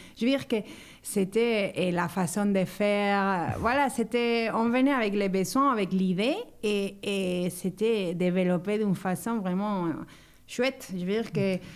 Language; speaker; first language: French; non-native, fluent; Spanish